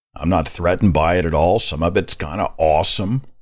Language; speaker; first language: English; native; English